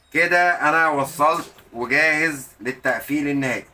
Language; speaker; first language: Arabic; native; Arabic